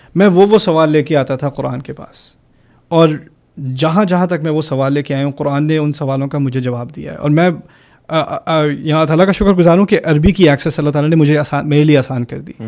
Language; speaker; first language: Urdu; early bilingual, other home language; German